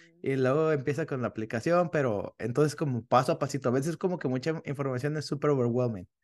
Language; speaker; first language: Spanish; native; Spanish